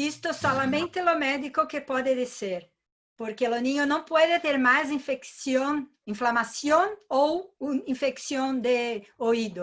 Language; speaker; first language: Spanish; non-native, learner; Portuguese